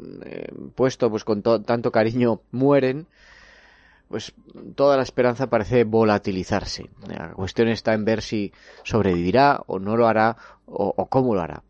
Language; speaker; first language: Spanish; native; Spanish